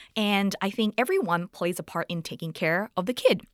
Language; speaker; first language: English; native; English